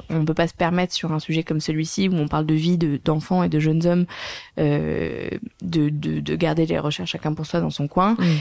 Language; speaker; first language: French; native; French